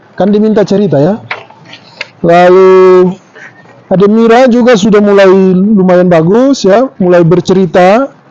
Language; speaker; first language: Indonesian; native; Indonesian